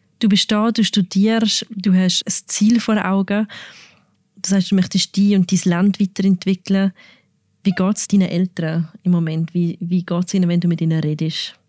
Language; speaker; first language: German; native; German